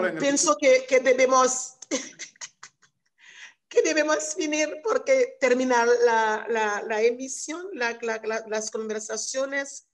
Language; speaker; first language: Spanish; non-native, learner; Haitian Creole